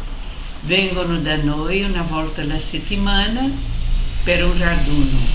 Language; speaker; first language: Italian; non-native, fluent; Portuguese